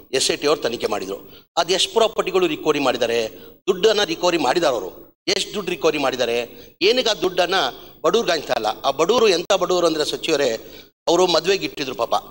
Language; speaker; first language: Kannada; non-native, local second language; Urdu